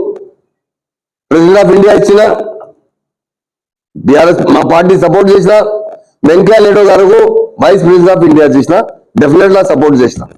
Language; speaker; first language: Telugu; non-native, local second language; Urdu